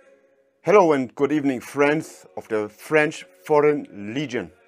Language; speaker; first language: English; non-native, fluent; German